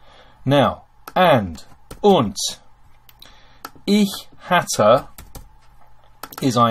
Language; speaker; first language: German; non-native, fluent; English